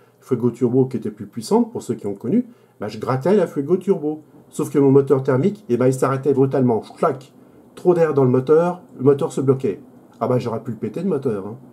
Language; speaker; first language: French; native; French